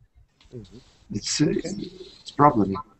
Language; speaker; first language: English; non-native, learner; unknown